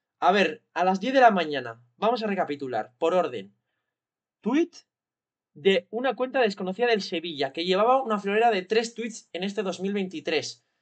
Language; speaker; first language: Spanish; native; Spanish